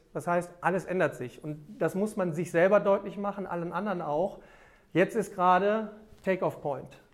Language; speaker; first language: German; native; German